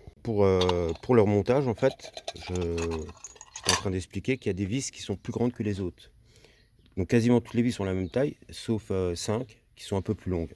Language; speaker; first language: French; native; French